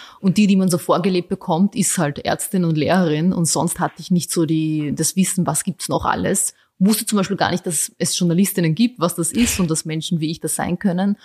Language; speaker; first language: German; early bilingual, other home language; Bosnian